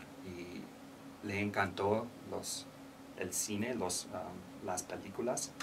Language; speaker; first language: Spanish; non-native, learner; English